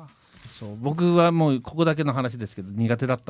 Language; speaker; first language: Japanese; native; Japanese